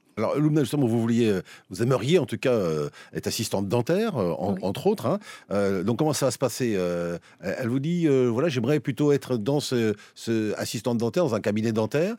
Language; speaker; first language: French; native; French